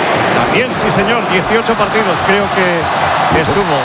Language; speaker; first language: Spanish; native; Spanish